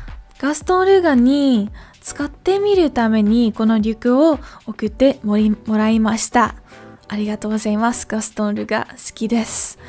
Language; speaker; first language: Japanese; non-native, learner; Dutch